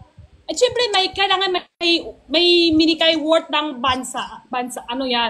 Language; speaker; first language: Filipino; non-native, learner; Chinese